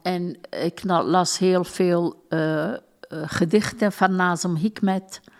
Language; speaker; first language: Dutch; non-native, fluent; Turkish